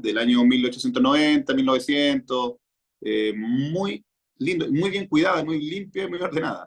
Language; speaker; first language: Spanish; native; Spanish